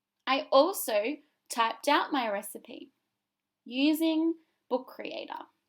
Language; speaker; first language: English; native; English